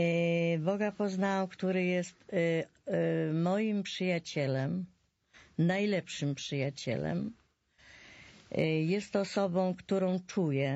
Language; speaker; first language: Polish; native; Polish